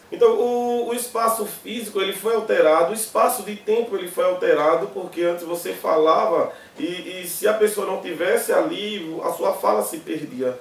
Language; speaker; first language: Portuguese; native; Portuguese